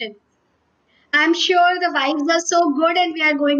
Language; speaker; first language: English; non-native, local second language; Hindi